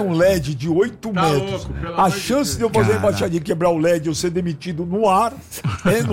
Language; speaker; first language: Portuguese; native; Portuguese